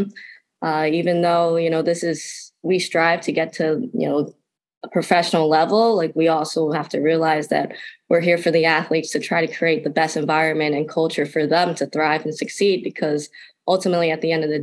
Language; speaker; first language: English; native; English